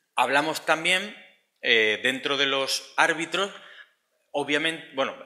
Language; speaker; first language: Spanish; native; Spanish